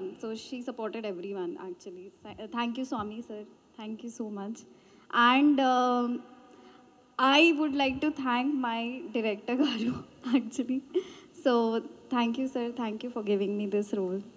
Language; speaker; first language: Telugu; non-native, local second language; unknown